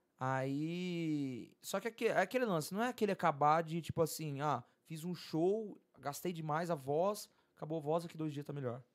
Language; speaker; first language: Portuguese; native; Portuguese